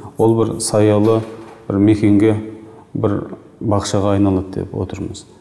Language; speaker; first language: Kazakh; native; Kazakh